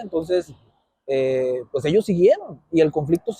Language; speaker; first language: Spanish; native; Spanish